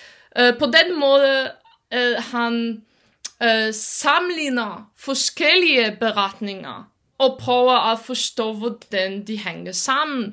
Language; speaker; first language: Danish; non-native, fluent; Polish